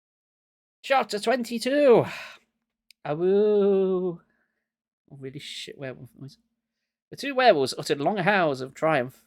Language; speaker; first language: English; native; English